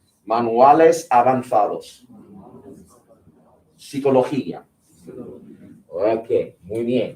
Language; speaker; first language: Spanish; non-native, fluent; English